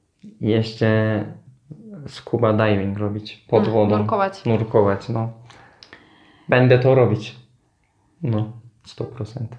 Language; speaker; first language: Polish; non-native, learner; Turkish